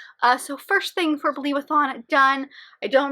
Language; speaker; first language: English; native; English